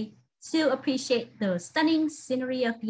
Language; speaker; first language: English; non-native, fluent; Vietnamese